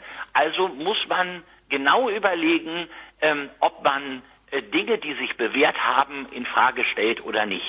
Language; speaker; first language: German; native; German